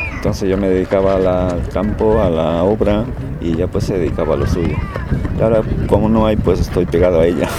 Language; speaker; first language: Spanish; native; Spanish